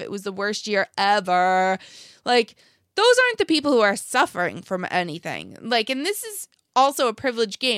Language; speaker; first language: English; native; English